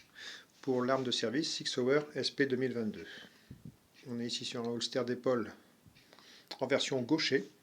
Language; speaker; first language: French; native; French